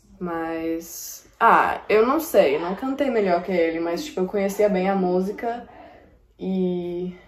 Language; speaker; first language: Portuguese; non-native, fluent; English